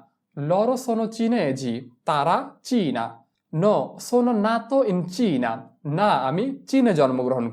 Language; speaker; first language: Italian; non-native, fluent; Bangla